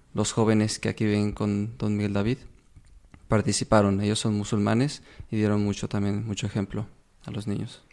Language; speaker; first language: Spanish; native; Spanish